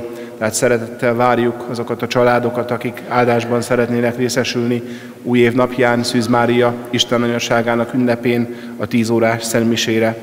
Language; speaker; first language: Hungarian; native; Hungarian